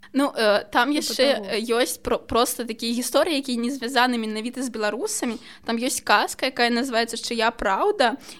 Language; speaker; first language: Belarusian; non-native, local second language; Russian